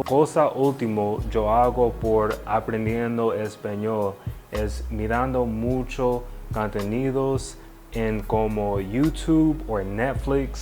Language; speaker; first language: Spanish; non-native, learner; English